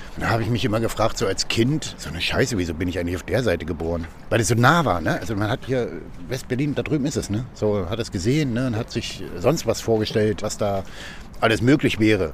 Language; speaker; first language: German; native; German